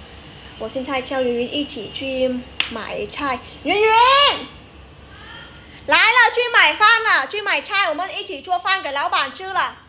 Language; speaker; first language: Chinese; non-native, fluent; Vietnamese